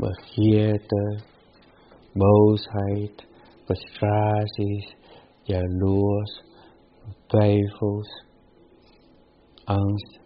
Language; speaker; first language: Dutch; non-native, fluent; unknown